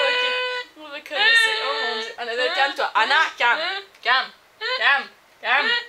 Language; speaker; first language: French; native; French